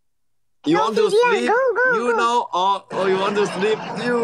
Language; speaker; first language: English; non-native, learner; Chinese